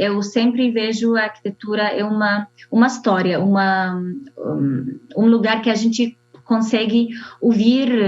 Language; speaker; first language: Portuguese; non-native, fluent; Arabic